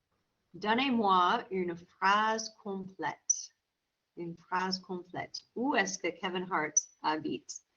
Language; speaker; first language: French; non-native, fluent; English